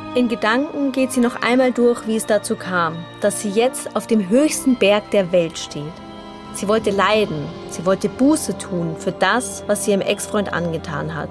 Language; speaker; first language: German; native; German